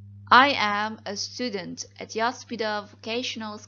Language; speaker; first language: English; non-native, fluent; Indonesian